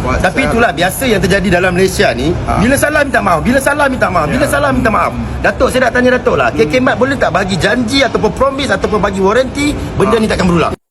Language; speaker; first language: Malay; native; Malay